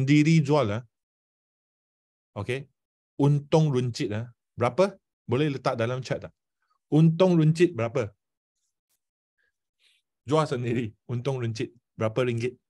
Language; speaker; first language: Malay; non-native, local second language; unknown